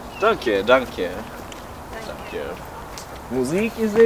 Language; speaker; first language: German; non-native, learner; Norwegian